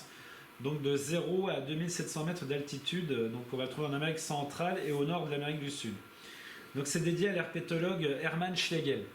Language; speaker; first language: French; native; French